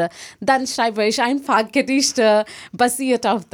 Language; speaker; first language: German; non-native, learner; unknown